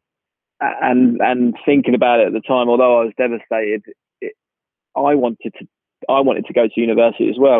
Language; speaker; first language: English; native; English